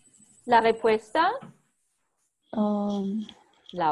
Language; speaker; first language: Spanish; non-native, fluent; German